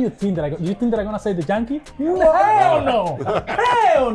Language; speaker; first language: English; non-native, fluent; Spanish